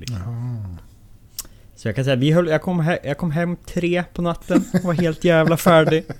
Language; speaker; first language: Swedish; native; Swedish